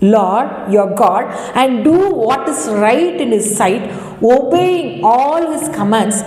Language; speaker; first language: English; non-native, local second language; Tamil